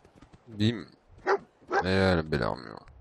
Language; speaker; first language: French; native; French